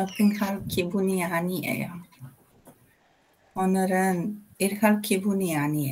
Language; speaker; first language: Korean; non-native, learner; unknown